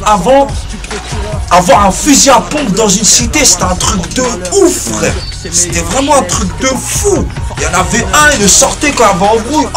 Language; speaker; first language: French; early bilingual, other home language; Arabic